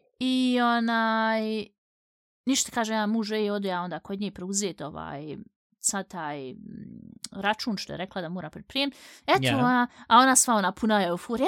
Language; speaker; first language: Bosnian; early bilingual, heritage; Bosnian